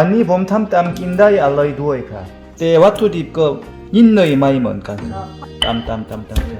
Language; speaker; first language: Thai; non-native, learner; Korean